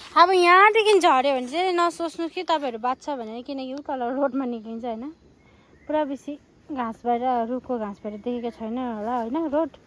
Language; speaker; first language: Nepali; non-native, local second language; Gurung